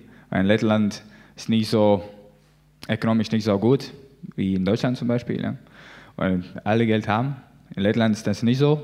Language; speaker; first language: German; non-native, learner; Latvian